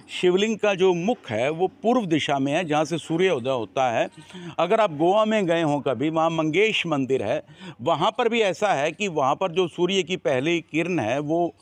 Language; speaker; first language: Hindi; native; Hindi